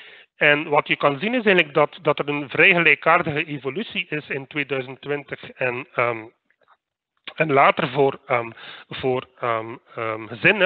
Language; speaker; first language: Dutch; native; Dutch